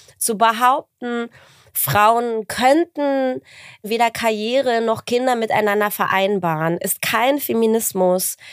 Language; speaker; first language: German; native; German